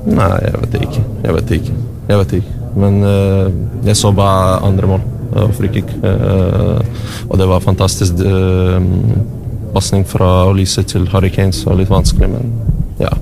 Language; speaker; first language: Norwegian; non-native, learner; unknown